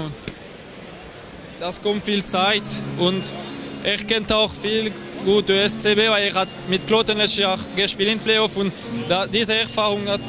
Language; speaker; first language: German; non-native, learner; French